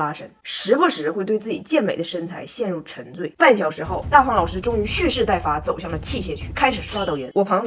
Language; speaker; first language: Chinese; native; Chinese